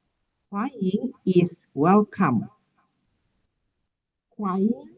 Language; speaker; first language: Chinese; non-native, learner; Indonesian